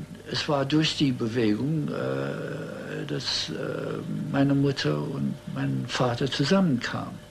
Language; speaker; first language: German; early bilingual, heritage; German